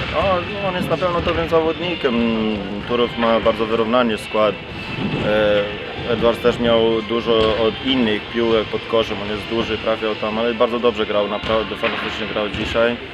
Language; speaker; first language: Polish; non-native, fluent; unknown